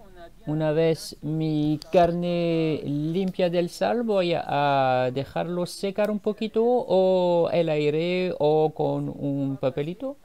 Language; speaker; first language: Spanish; non-native, fluent; French